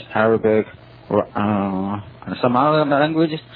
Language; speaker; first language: English; non-native, learner; Chinese